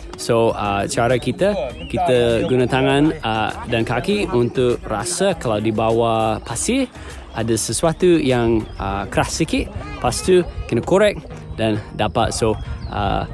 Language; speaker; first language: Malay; non-native, fluent; English